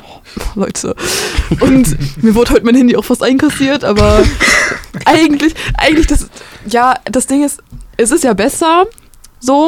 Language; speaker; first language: German; native; German